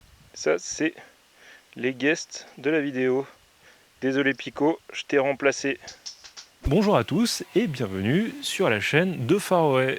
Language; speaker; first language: French; native; French